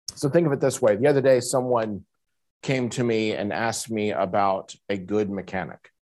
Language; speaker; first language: English; native; English